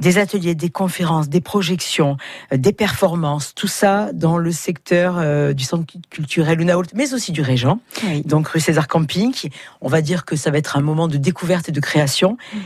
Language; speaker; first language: French; native; French